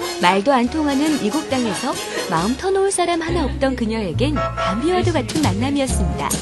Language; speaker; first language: Korean; native; Korean